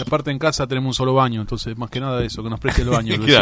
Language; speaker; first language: Spanish; native; Spanish